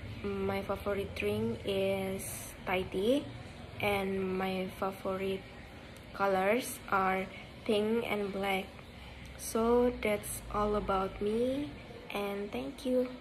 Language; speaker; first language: English; non-native, learner; Indonesian